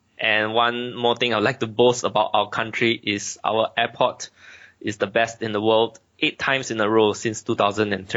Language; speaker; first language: English; native; English